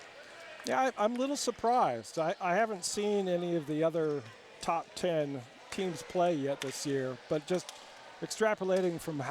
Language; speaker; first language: English; native; English